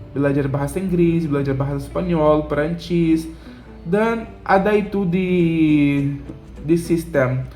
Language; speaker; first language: Indonesian; non-native, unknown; Portuguese